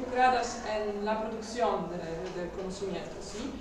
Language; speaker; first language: Spanish; non-native, learner; Polish